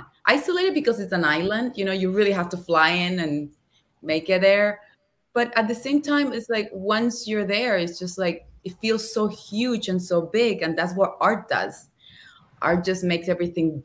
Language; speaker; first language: English; non-native, fluent; Spanish